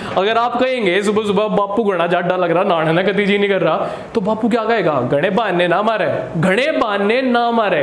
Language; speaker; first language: Hindi; native; Hindi